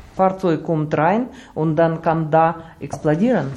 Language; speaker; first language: German; non-native, learner; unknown